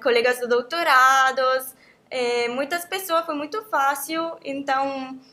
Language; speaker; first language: Portuguese; non-native, fluent; Italian